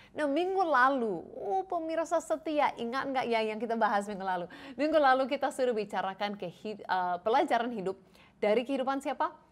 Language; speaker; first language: Indonesian; non-native, fluent; English